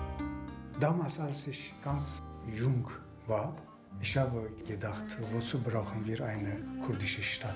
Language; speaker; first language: German; non-native, fluent; Kurdish